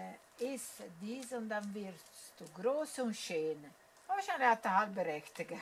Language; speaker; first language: German; non-native, learner; Italian